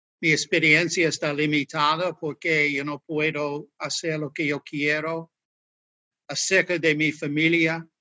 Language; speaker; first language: Spanish; non-native, learner; English